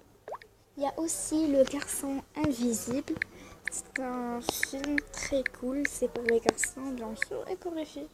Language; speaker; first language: French; non-native, learner; Arabic